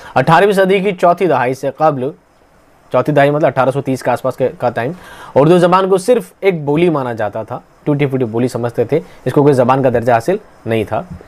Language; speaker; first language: Hindi; native; Hindi